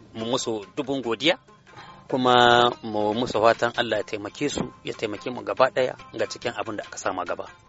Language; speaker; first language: Hausa; native; Hausa